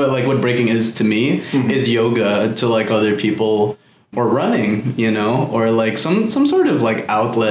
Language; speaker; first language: English; non-native, local second language; Filipino